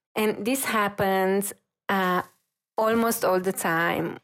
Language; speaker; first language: English; non-native, fluent; Romanian